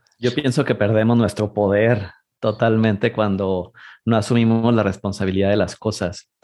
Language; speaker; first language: Spanish; native; Spanish